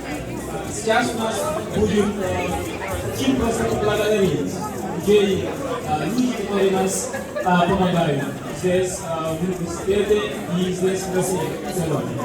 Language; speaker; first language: Russian; non-native, fluent; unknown